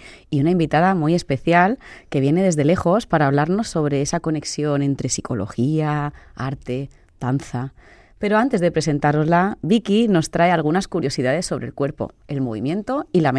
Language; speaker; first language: Spanish; native; Spanish